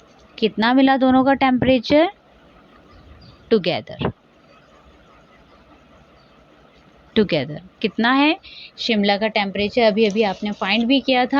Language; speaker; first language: Hindi; native; Hindi